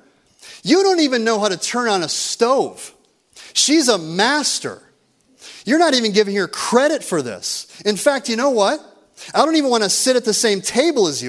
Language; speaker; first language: English; native; English